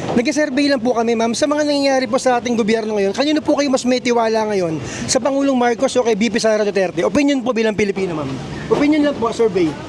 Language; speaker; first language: Filipino; native; Filipino